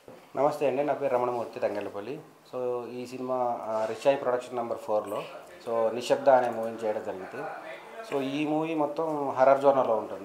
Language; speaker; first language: Telugu; native; Telugu